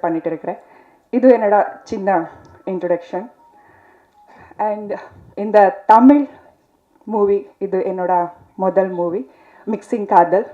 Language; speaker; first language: Tamil; non-native, learner; Kannada